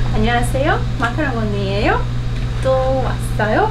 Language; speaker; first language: Korean; non-native, learner; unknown